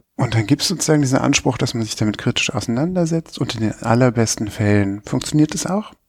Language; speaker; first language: German; native; German